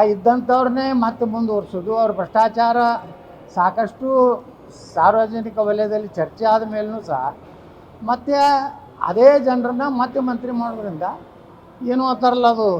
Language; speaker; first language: Kannada; native; Kannada